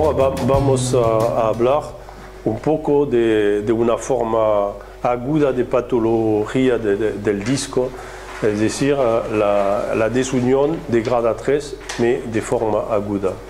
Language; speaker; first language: Spanish; non-native, fluent; French